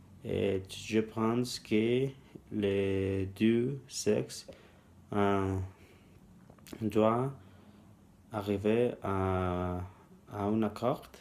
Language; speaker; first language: French; non-native, learner; Spanish